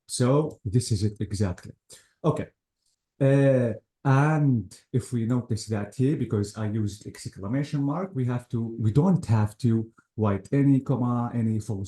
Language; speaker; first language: English; non-native, fluent; Arabic